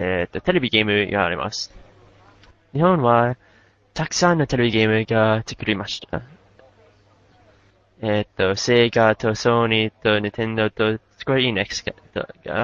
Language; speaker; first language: Japanese; non-native, learner; English